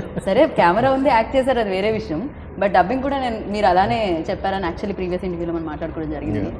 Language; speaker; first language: Telugu; native; Telugu